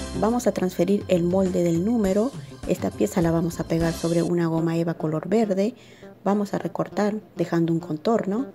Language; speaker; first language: Spanish; native; Spanish